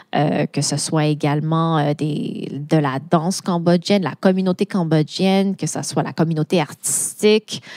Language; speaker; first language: French; native; French